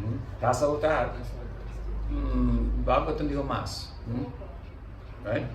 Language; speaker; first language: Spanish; non-native, learner; English